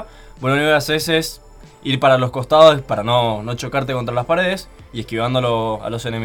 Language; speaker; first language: Spanish; native; Spanish